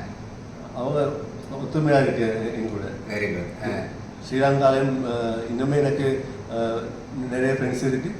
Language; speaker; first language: Tamil; non-native, local second language; Sinhala